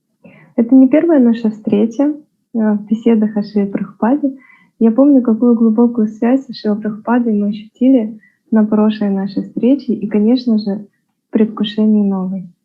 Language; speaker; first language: Russian; native; Russian